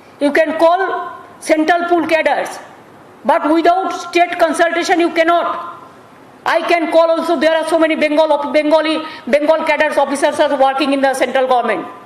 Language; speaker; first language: English; non-native, local second language; Bangla